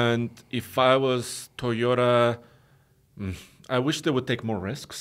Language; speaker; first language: English; native; English